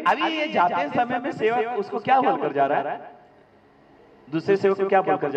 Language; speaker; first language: Hindi; native; Hindi